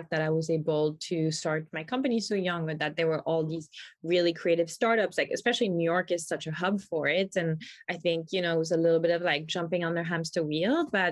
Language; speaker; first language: English; non-native, fluent; French